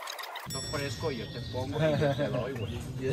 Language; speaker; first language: Spanish; native; Spanish